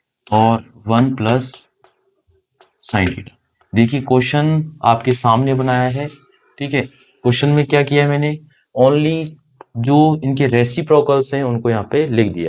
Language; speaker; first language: Hindi; native; Hindi